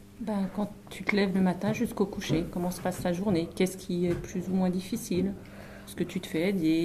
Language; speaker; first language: French; native; French